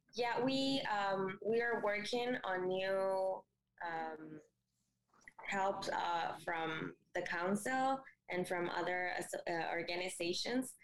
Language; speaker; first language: English; non-native, fluent; Spanish